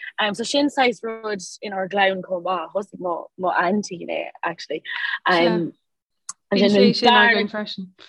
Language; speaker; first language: Irish; non-native, local second language; English